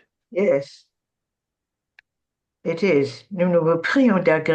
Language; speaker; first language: French; non-native, learner; English